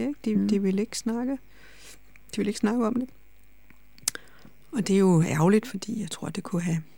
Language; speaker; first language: Danish; native; Danish